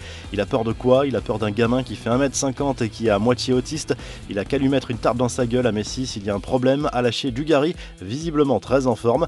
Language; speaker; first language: French; native; French